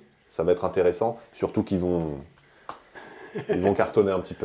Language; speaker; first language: French; native; French